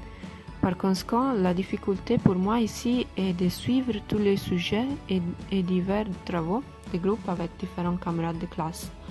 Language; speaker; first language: French; non-native, learner; Italian